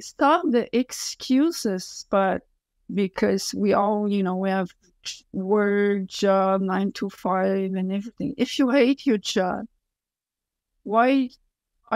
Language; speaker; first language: English; non-native, fluent; French